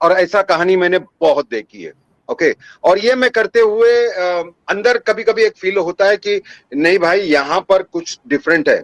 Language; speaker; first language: Hindi; native; Hindi